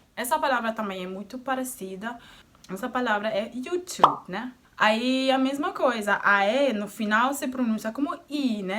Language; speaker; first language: Portuguese; non-native, fluent; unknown